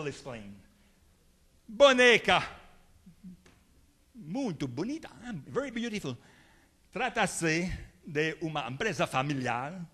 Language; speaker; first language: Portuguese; non-native, fluent; French